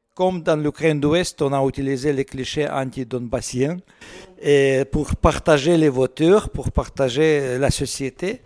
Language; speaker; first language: French; non-native, learner; Russian